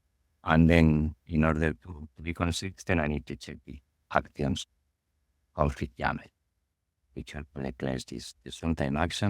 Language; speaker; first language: English; non-native, fluent; Spanish